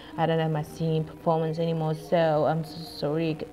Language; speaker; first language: English; non-native, fluent; Indonesian